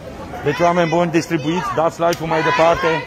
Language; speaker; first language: Romanian; native; Romanian